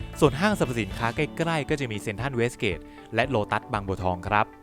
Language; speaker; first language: Thai; native; Thai